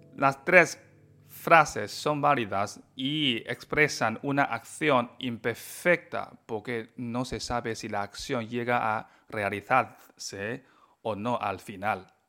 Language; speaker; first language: Spanish; non-native, fluent; Chinese